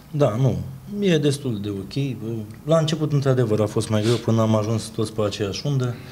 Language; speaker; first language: Romanian; native; Romanian